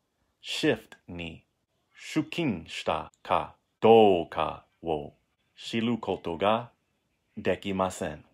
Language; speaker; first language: Japanese; non-native, learner; English